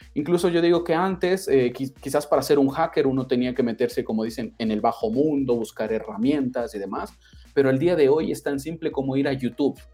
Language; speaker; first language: Spanish; native; Spanish